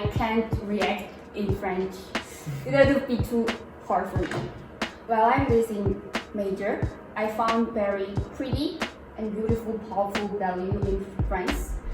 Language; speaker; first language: English; non-native, learner; Korean